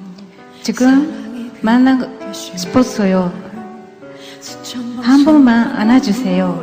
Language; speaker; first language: Korean; non-native, learner; Japanese